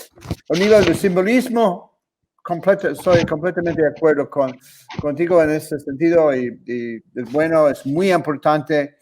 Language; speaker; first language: Spanish; non-native, fluent; English